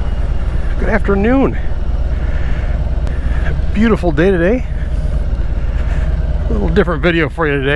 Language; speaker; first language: English; native; English